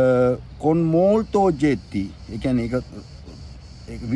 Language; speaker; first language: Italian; non-native, fluent; Sinhala